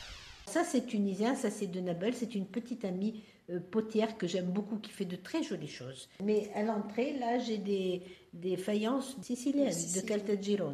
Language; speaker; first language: French; non-native, local second language; Italian